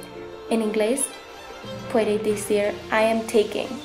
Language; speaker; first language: Spanish; non-native, learner; English